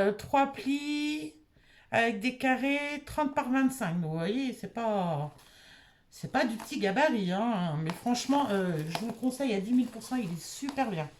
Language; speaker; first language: French; native; French